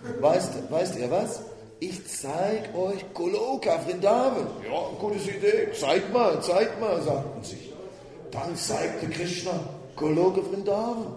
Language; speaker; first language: German; non-native, fluent; Dutch